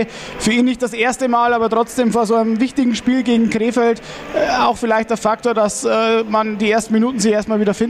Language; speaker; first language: German; native; German